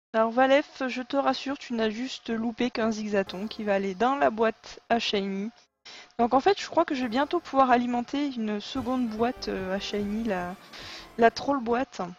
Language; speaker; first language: French; native; French